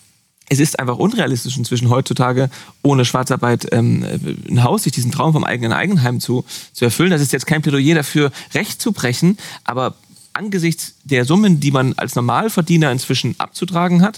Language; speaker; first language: German; native; German